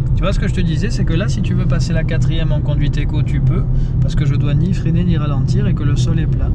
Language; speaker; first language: French; native; French